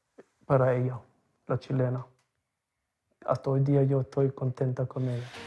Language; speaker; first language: Spanish; non-native, local second language; German